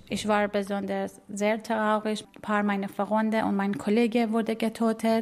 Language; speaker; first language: German; non-native, fluent; Persian